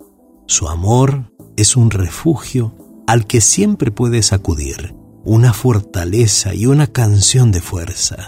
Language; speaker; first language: Spanish; native; Spanish